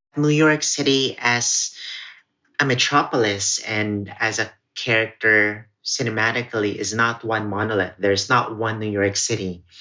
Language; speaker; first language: English; non-native, local second language; Cebuano